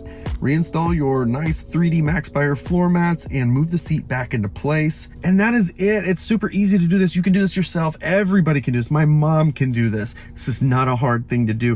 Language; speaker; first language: English; native; English